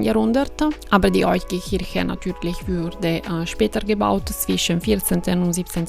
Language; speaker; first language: German; non-native, fluent; Italian